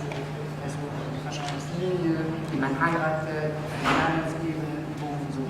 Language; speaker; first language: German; non-native, learner; Kabyle